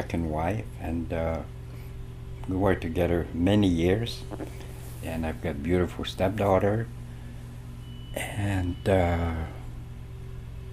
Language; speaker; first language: English; non-native, fluent; French